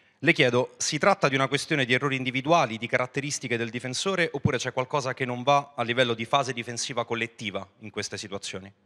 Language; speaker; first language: Italian; native; Italian